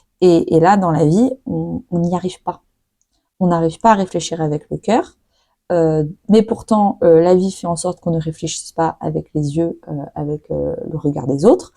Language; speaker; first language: French; native; French